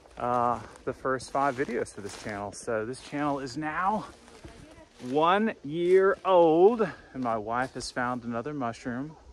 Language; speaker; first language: English; native; English